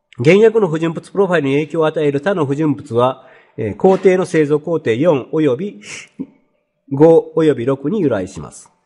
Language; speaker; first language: Japanese; native; Japanese